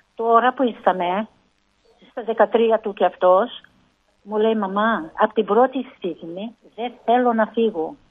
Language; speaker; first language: Greek; early bilingual, heritage; Greek